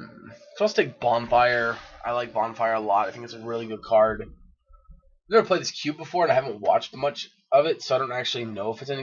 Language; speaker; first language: English; native; English